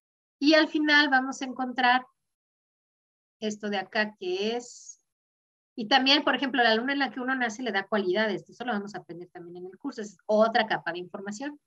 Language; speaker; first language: Spanish; native; Spanish